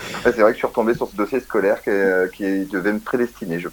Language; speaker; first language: French; native; French